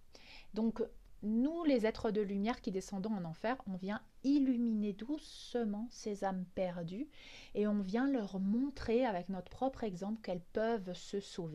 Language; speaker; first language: French; native; French